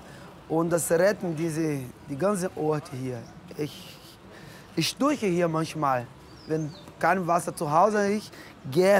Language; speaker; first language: German; non-native, learner; Portuguese